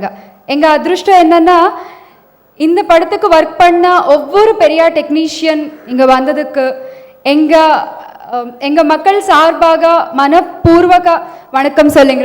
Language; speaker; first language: Tamil; non-native, learner; Telugu